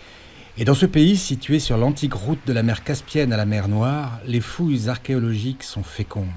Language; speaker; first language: French; native; French